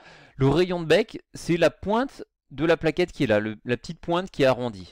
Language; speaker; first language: French; native; French